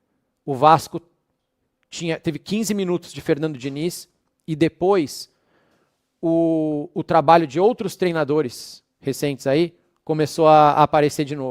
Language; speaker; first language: Portuguese; native; Portuguese